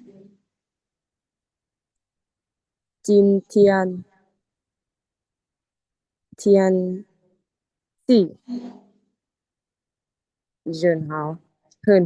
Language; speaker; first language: Chinese; non-native, learner; Lao